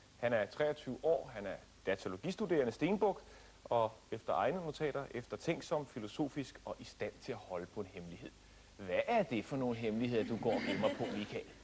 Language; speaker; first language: Danish; native; Danish